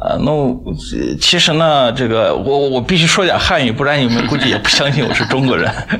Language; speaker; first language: Russian; early bilingual, other home language; Chinese